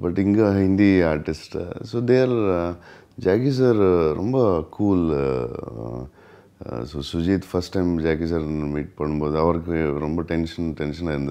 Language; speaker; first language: Tamil; non-native, learner; Telugu